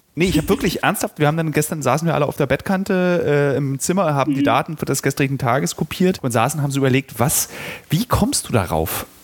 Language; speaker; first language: German; native; German